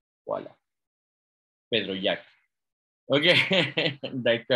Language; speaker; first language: French; non-native, fluent; Spanish